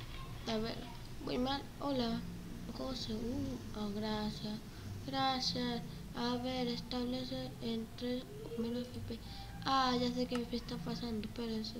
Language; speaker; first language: Spanish; native; Spanish